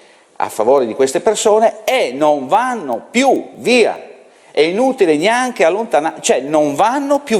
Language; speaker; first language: Italian; native; Italian